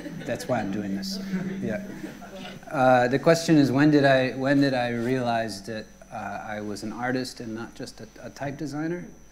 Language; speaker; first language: English; native; English